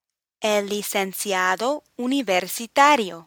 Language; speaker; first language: Spanish; non-native, fluent; English